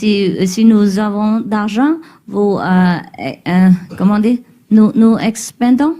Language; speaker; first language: French; non-native, fluent; Vietnamese